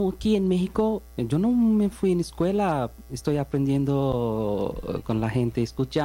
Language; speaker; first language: Spanish; non-native, learner; Bangla